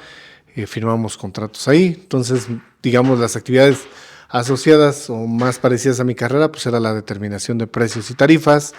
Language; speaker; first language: Spanish; native; Spanish